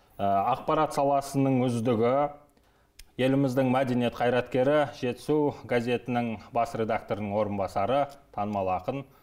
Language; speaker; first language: Kazakh; native; Kazakh